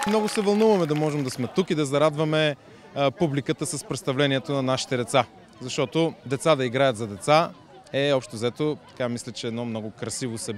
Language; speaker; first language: Bulgarian; native; Bulgarian